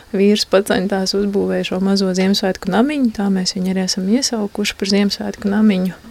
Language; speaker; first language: Latvian; native; Latvian